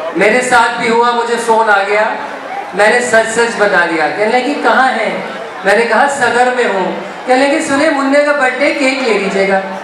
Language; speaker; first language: Urdu; native; Urdu